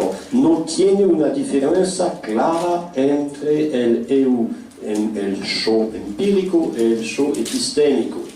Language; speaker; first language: Spanish; non-native, fluent; French